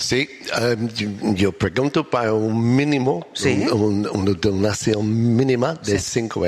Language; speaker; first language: Spanish; non-native, learner; English